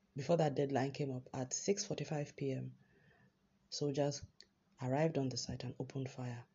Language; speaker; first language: English; non-native, local second language; Yoruba